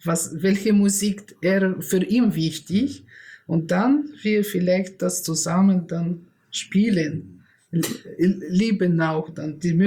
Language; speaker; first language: German; non-native, learner; Russian